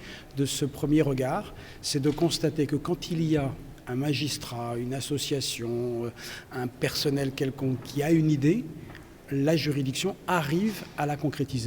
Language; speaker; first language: French; native; French